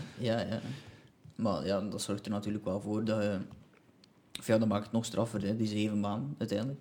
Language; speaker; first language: Dutch; native; Dutch